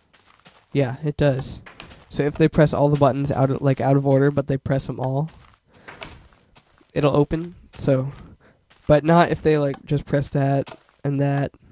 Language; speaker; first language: English; native; English